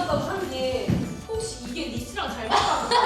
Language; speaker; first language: Korean; native; Korean